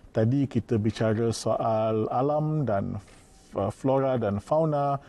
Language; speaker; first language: Malay; native; Malay